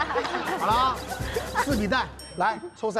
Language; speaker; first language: Chinese; native; Chinese